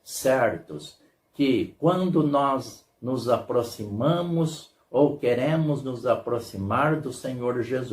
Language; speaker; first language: Portuguese; native; Portuguese